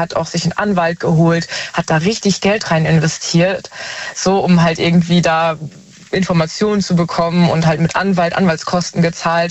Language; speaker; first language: German; native; German